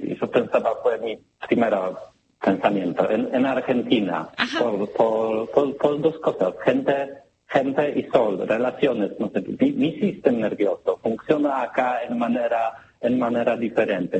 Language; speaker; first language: Spanish; non-native, learner; Polish